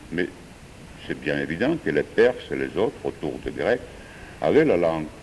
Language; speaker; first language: French; non-native, fluent; Georgian